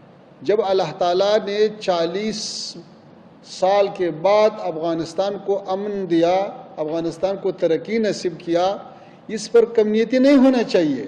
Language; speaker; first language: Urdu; non-native, fluent; Pashto